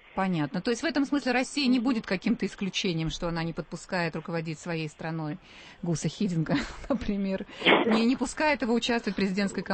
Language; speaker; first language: Russian; native; Russian